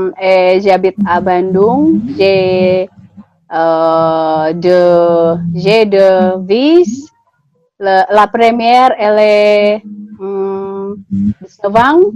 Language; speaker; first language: French; non-native, learner; Indonesian